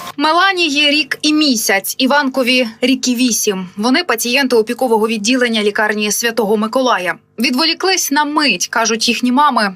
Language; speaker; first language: Ukrainian; native; Ukrainian